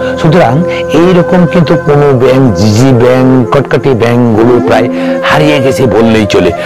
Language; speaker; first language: Bangla; non-native, local second language; Kok Borok